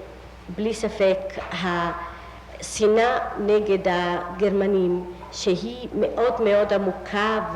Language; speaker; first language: Hebrew; non-native, fluent; Italian